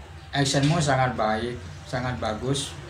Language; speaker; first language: Indonesian; non-native, local second language; Madurese